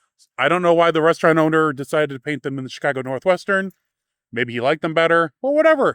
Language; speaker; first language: English; native; English